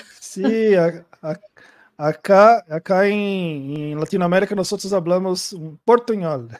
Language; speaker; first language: Spanish; non-native, learner; Portuguese